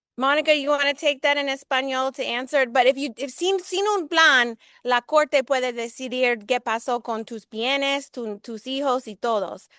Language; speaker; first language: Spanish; early bilingual, heritage; English